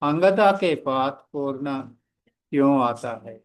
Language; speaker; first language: Hindi; non-native, local second language; Telugu